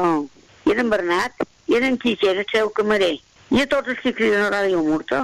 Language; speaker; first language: Catalan; native; Catalan